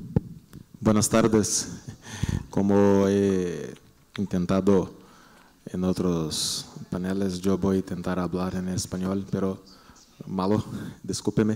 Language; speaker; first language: Spanish; non-native, learner; Portuguese